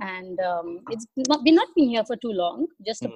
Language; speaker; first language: English; non-native, local second language; Hindi